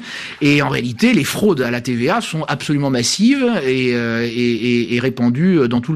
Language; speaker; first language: French; native; French